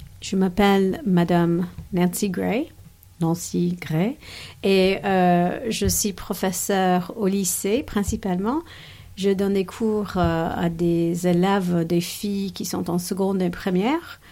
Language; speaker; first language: French; non-native, fluent; English